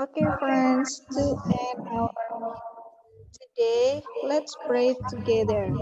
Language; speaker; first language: English; non-native, learner; Indonesian